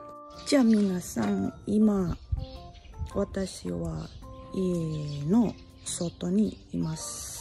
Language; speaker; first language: Japanese; non-native, learner; Indonesian